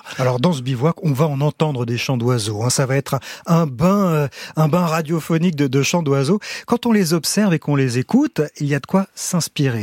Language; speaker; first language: French; native; French